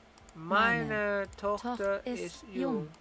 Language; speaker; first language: German; non-native, learner; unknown